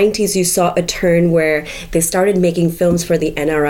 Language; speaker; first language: English; non-native, local second language; Urdu